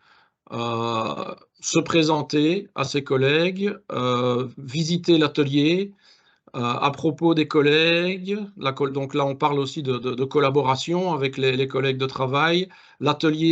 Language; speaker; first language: French; native; French